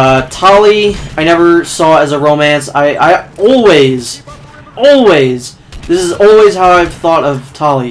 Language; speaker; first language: English; native; English